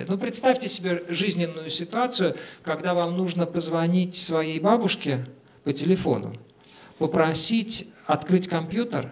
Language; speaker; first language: Russian; native; Russian